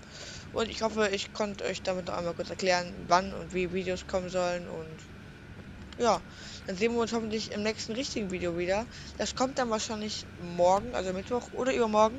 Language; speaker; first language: German; native; German